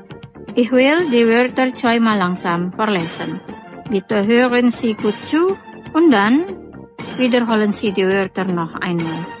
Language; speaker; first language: German; non-native, fluent; Indonesian